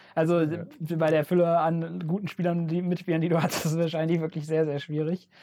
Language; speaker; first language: German; native; German